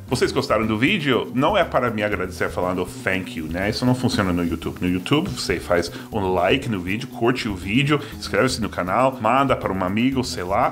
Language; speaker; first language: Portuguese; non-native, fluent; English